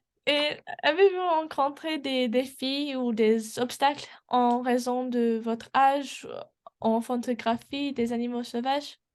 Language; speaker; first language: French; non-native, learner; English